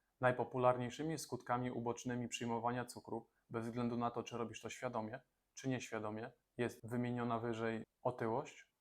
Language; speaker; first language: Polish; native; Polish